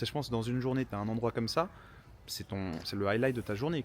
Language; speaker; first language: French; native; French